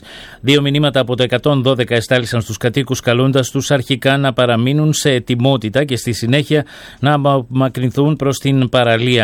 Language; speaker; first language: Greek; native; Greek